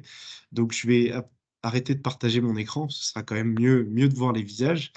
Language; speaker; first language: French; native; French